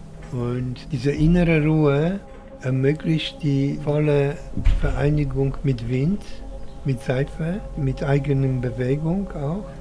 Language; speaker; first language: German; non-native, fluent; Polish